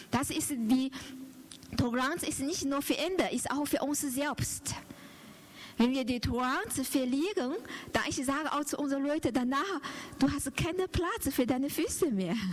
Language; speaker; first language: German; non-native, learner; Chinese